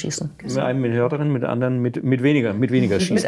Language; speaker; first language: German; native; German